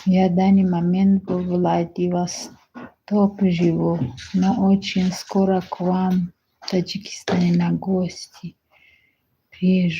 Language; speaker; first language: Russian; non-native, learner; Tajik